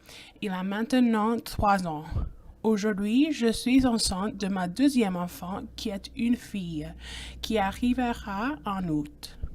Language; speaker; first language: French; non-native, fluent; English